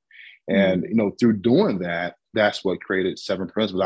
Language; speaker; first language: English; native; English